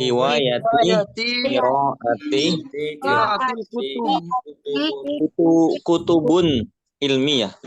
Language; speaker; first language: Arabic; non-native, learner; Indonesian